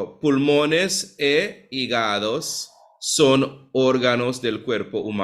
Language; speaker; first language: Spanish; non-native, fluent; English